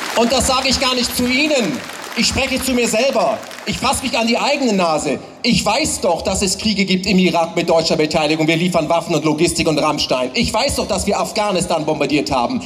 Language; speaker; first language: German; native; German